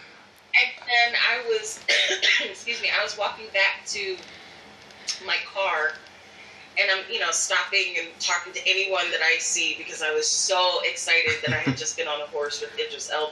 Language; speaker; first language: English; native; English